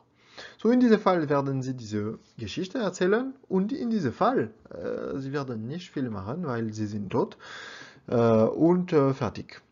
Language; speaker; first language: German; non-native, learner; French